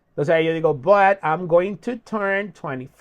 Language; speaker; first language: English; non-native, fluent; Spanish